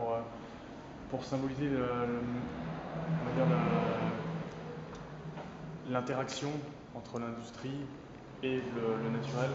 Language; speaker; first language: French; native; French